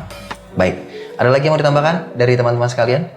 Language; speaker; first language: Indonesian; native; Indonesian